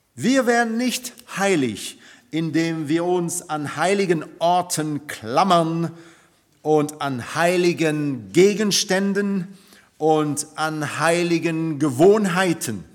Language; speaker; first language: German; non-native, fluent; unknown